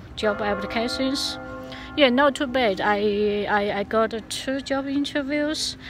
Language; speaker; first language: English; non-native, learner; Chinese